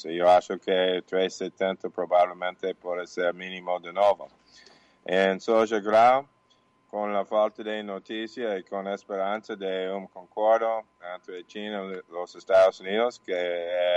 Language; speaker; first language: Portuguese; non-native, learner; English